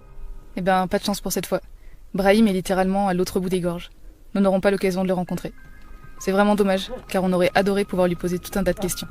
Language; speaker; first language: French; native; French